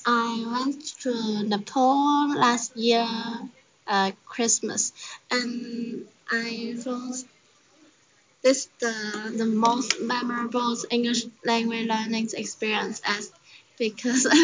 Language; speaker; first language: English; non-native, learner; Chinese